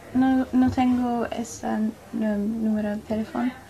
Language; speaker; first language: Spanish; non-native, learner; English